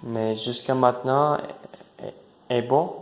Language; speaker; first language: French; non-native, learner; English